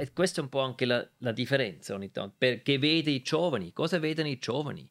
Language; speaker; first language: Italian; non-native, local second language; German